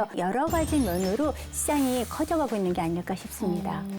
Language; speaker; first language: Korean; native; Korean